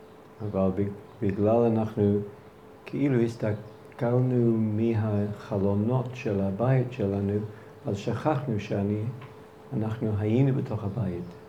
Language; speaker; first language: Hebrew; non-native, fluent; English